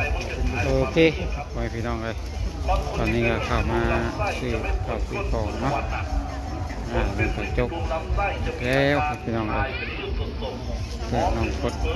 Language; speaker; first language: Thai; non-native, local second language; Lao